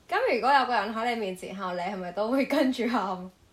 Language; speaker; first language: Cantonese; native; Cantonese